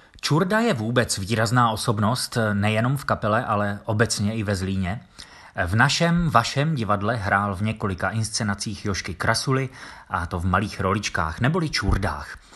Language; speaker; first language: Czech; native; Czech